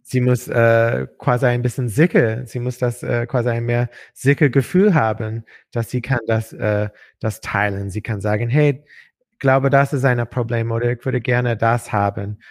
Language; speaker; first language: German; non-native, learner; English